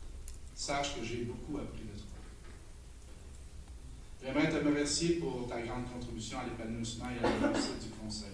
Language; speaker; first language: French; native; French